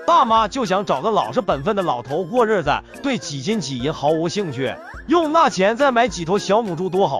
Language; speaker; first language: Chinese; native; Chinese